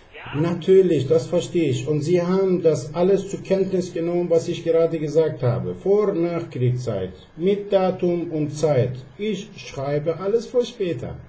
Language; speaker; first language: German; non-native, fluent; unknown